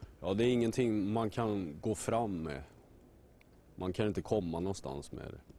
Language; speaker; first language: Swedish; native; Swedish